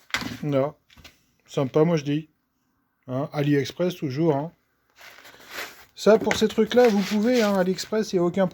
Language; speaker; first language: French; native; French